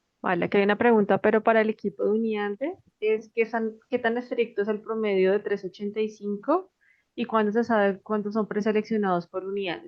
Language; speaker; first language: Spanish; native; Spanish